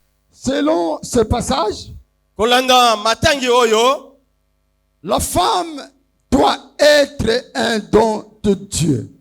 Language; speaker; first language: French; non-native, local second language; Lingala